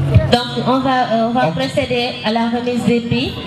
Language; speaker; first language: French; non-native, local second language; Wolof